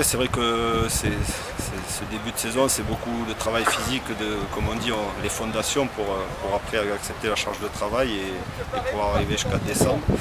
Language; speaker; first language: French; native; French